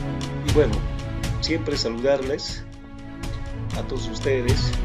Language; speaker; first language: Spanish; native; Spanish